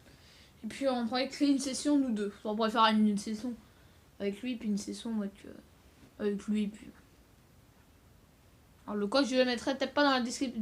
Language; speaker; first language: French; native; French